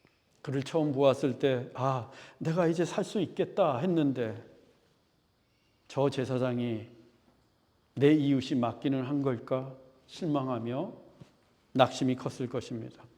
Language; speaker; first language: Korean; native; Korean